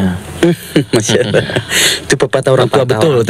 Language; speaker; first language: Indonesian; native; Indonesian